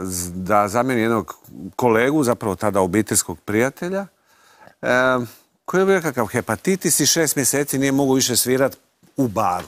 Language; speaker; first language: Croatian; native; Croatian